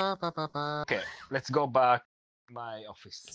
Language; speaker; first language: English; non-native, learner; Japanese